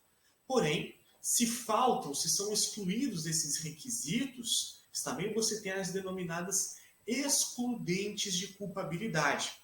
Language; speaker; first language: Portuguese; native; Portuguese